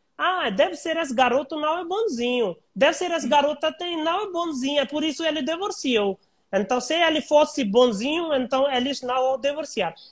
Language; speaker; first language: Portuguese; non-native, learner; Hindi